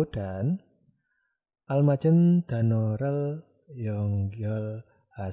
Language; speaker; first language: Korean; non-native, learner; Indonesian